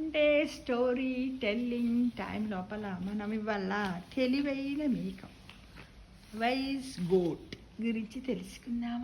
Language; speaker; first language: Telugu; native; Telugu